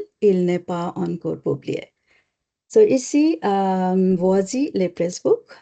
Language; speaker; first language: French; non-native, learner; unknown